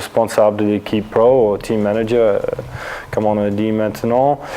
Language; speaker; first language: French; non-native, fluent; English